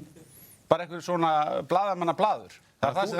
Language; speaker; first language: Icelandic; native; Icelandic